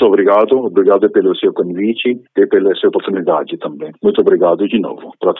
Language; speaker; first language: Portuguese; non-native, fluent; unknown